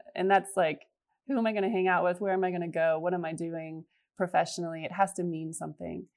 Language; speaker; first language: English; native; English